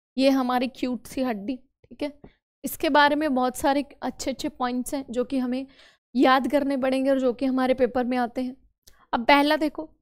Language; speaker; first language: Hindi; native; Hindi